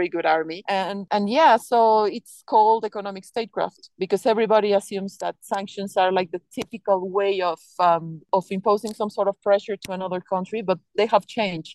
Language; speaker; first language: English; non-native, fluent; Spanish